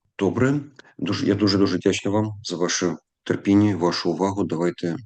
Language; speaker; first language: Ukrainian; non-native, local second language; Russian